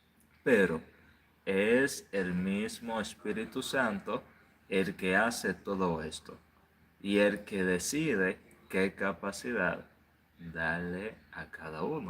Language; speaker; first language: Spanish; native; Spanish